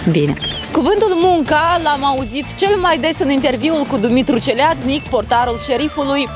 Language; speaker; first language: Romanian; native; Romanian